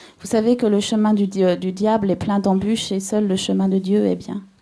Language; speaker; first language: French; native; French